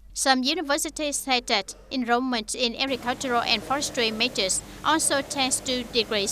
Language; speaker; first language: English; non-native, fluent; Vietnamese